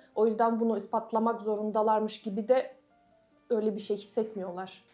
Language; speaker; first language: Turkish; non-native, fluent; Russian